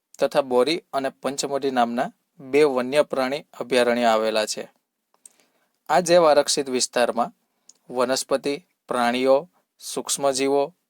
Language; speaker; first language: Gujarati; native; Gujarati